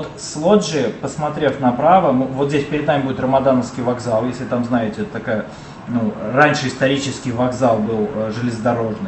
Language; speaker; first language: Russian; native; Russian